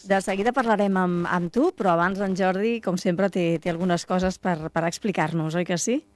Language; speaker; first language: Catalan; native; Catalan